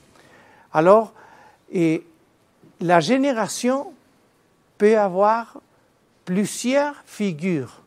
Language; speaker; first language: French; non-native, fluent; Spanish